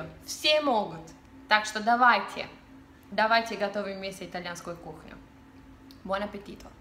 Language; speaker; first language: Russian; non-native, fluent; Italian